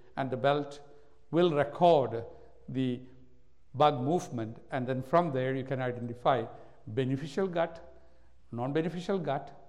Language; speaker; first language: English; non-native, local second language; Malayalam